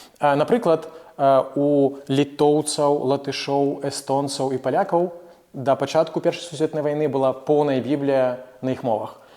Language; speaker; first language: Belarusian; non-native, local second language; Russian